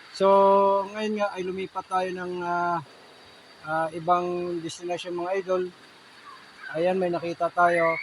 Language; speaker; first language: Filipino; native; Filipino